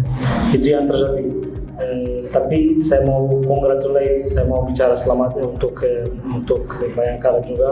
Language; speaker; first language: Indonesian; non-native, fluent; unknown